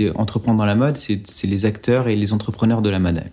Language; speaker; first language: French; native; French